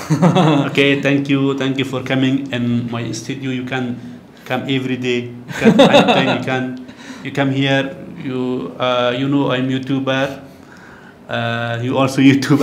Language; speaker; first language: English; non-native, learner; Persian